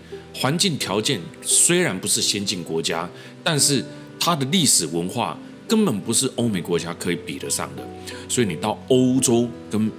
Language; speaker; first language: Chinese; native; Chinese